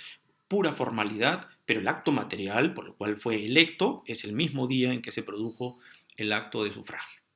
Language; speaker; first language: Spanish; native; Spanish